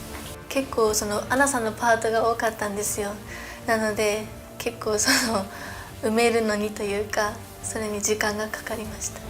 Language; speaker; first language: Japanese; native; Japanese